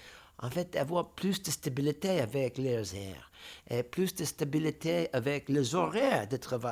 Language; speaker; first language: French; non-native, fluent; English